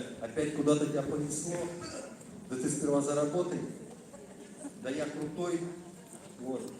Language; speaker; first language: Russian; native; Russian